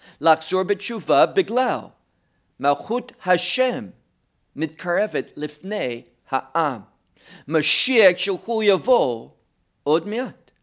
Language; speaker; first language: Hebrew; non-native, fluent; English